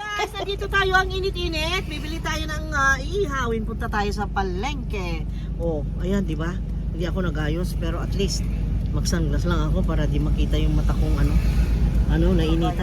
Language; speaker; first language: Filipino; non-native, local second language; Cebuano